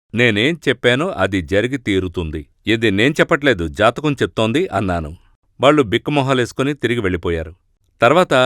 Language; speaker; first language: Telugu; non-native, fluent; Malayalam